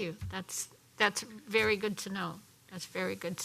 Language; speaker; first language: English; native; English